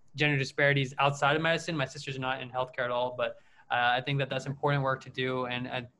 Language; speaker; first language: English; native; English